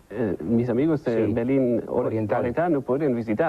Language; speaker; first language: Spanish; non-native, learner; German